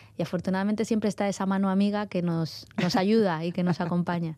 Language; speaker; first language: Spanish; native; Spanish